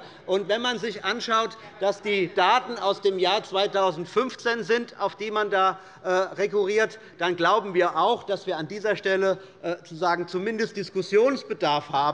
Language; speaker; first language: German; native; German